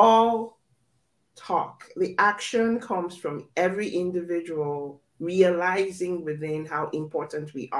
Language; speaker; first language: English; non-native, local second language; Yoruba